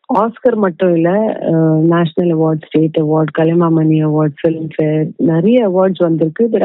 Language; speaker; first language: Tamil; non-native, fluent; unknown